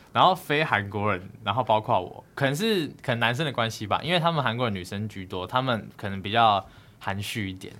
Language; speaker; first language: Chinese; native; Chinese